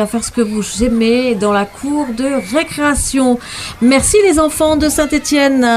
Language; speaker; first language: French; native; French